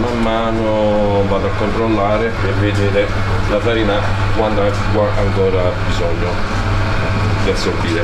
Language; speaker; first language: Italian; native; Italian